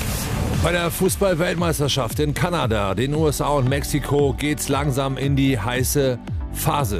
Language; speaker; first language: German; native; German